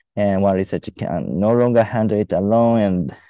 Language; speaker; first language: English; non-native, fluent; Japanese